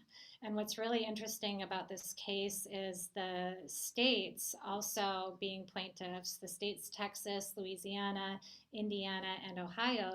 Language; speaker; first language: English; native; English